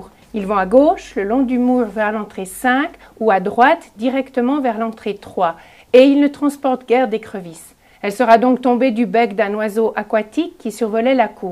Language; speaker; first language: French; native; French